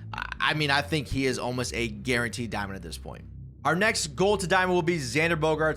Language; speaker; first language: English; native; English